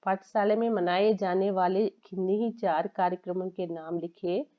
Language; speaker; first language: Hindi; non-native, local second language; Telugu